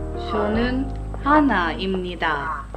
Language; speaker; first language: Korean; non-native, learner; English